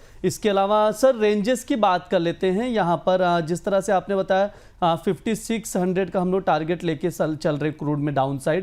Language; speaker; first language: Hindi; native; Hindi